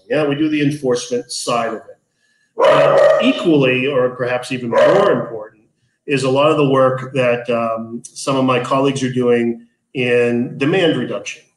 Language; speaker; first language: English; native; English